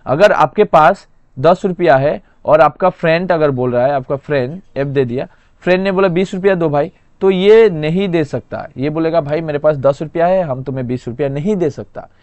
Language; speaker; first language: Hindi; non-native, local second language; Assamese